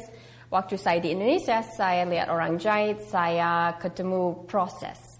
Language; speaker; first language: Indonesian; early bilingual, heritage; English